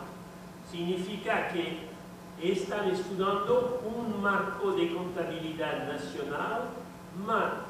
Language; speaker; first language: Portuguese; non-native, learner; French